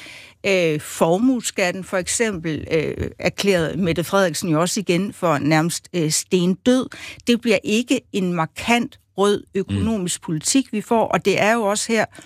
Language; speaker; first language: Danish; native; Danish